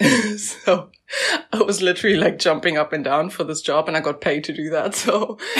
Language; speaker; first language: English; native; English